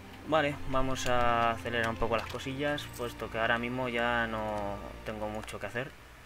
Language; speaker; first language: Spanish; native; Spanish